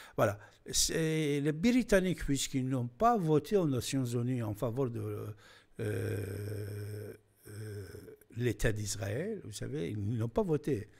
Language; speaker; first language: French; non-native, fluent; Persian